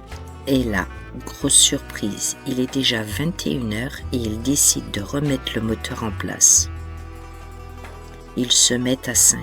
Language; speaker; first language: French; native; French